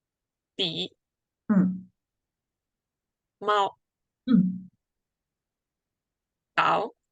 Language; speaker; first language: Chinese; non-native, learner; English